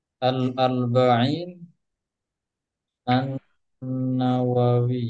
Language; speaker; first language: Arabic; non-native, fluent; Indonesian